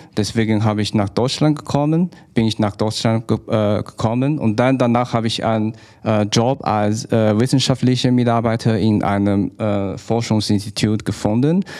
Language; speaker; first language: German; non-native, fluent; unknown